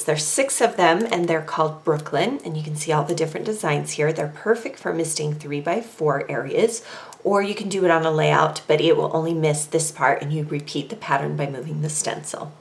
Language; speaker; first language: English; native; English